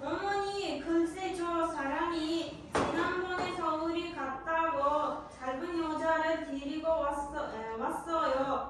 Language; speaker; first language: Korean; non-native, learner; Uzbek